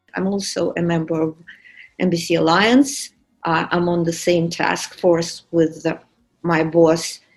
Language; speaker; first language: English; non-native, fluent; Russian